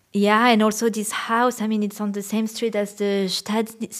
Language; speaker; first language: English; non-native, fluent; French